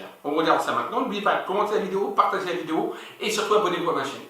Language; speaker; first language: French; native; French